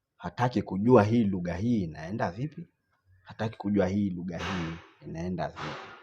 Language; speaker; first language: Swahili; non-native, local second language; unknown